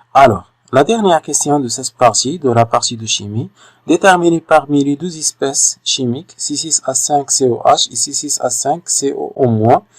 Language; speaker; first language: French; non-native, local second language; Arabic